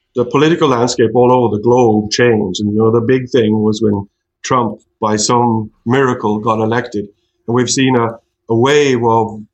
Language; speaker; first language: English; non-native, fluent; Norwegian